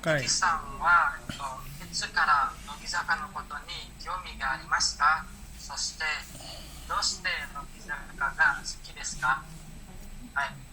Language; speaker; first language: Japanese; non-native, learner; Indonesian